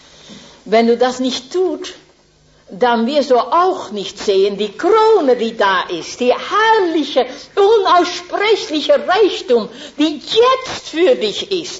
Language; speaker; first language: German; non-native, fluent; Dutch